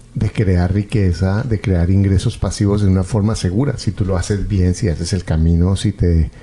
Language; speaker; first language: Spanish; native; Spanish